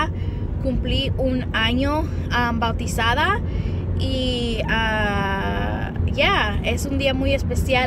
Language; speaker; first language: Spanish; early bilingual, heritage; Spanish